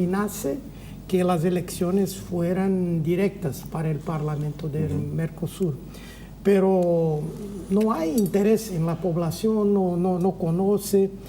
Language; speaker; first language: Spanish; non-native, fluent; Portuguese